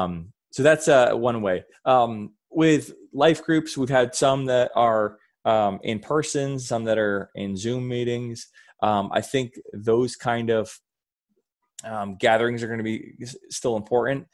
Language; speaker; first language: English; native; English